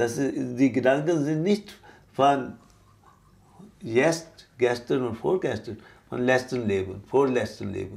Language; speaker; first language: German; non-native, fluent; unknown